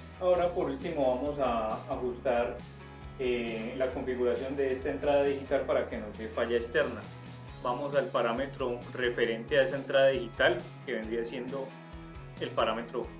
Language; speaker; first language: Spanish; native; Spanish